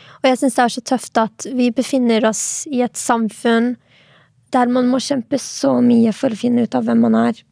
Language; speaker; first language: Norwegian; early bilingual, other home language; Arabic